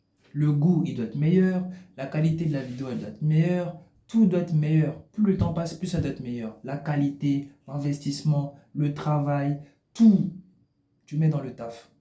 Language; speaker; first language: French; native; French